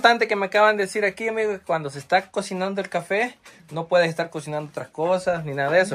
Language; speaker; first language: Spanish; native; Spanish